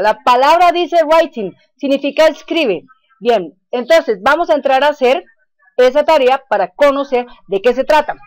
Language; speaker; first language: Spanish; native; Spanish